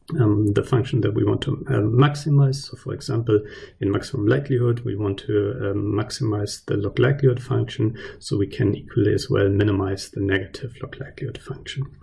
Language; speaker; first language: English; non-native, fluent; German